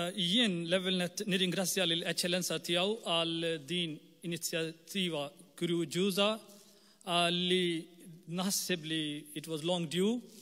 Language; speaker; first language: Maltese; non-native, fluent; Urdu